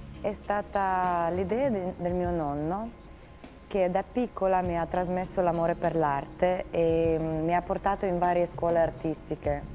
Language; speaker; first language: Italian; non-native, fluent; Russian